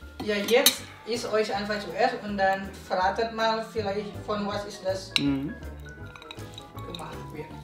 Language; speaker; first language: German; non-native, learner; Indonesian